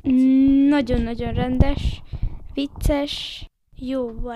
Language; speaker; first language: Hungarian; early bilingual, heritage; Hungarian